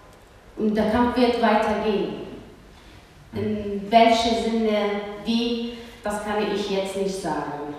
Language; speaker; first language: German; early bilingual, other home language; Kurdish